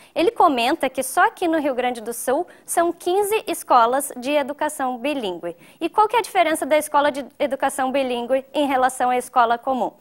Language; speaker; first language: Portuguese; native; Portuguese